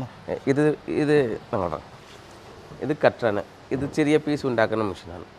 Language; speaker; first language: Malayalam; non-native, learner; Tamil